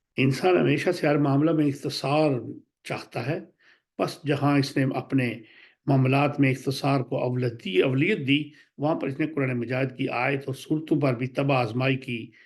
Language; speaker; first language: Urdu; non-native, local second language; Pahari-Potwari